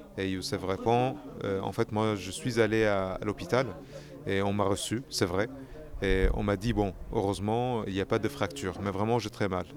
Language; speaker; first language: French; non-native, fluent; Arabic